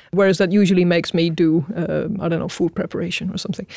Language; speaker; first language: English; non-native, fluent; Dutch